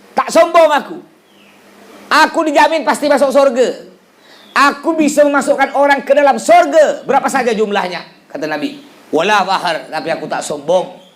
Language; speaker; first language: Malay; native; Malay